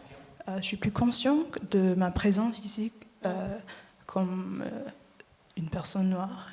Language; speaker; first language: French; non-native, learner; English